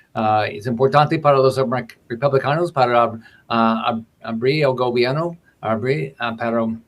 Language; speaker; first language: Spanish; non-native, learner; English